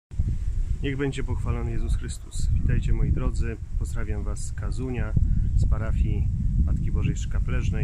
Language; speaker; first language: Polish; native; Polish